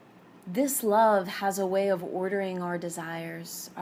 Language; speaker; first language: English; native; English